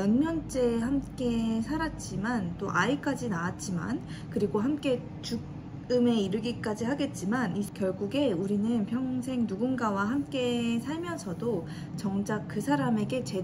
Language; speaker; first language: Korean; native; Korean